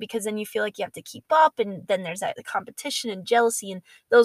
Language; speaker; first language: English; native; English